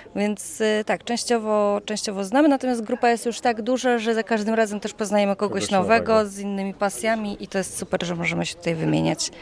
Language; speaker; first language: Polish; native; Polish